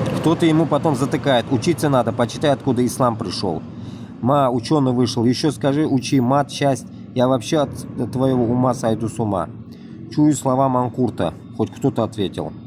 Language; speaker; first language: Russian; non-native, local second language; Tatar